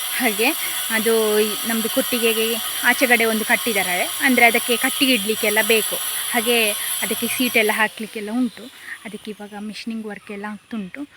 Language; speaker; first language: Kannada; native; Kannada